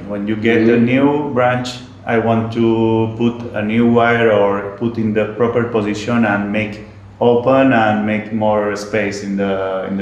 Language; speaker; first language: English; non-native, learner; Spanish